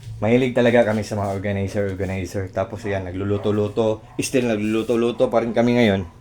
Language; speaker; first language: Filipino; non-native, local second language; Cebuano